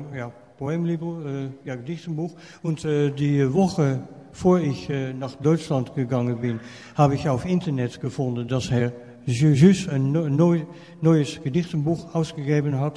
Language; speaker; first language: German; non-native, fluent; Dutch